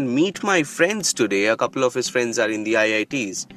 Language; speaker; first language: English; non-native, local second language; Bangla